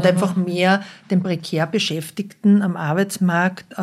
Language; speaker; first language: German; native; German